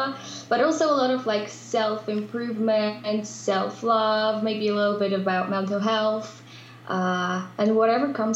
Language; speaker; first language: English; non-native, fluent; Polish